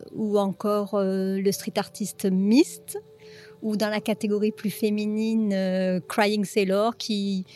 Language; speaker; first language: French; native; French